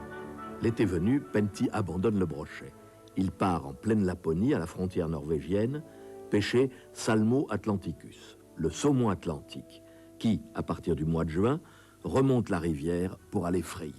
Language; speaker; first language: French; native; French